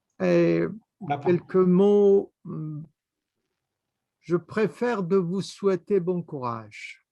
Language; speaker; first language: French; non-native, fluent; Persian